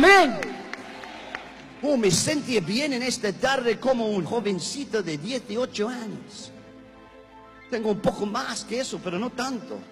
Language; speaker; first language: Spanish; non-native, learner; English